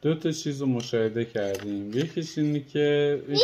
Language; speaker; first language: Persian; native; Persian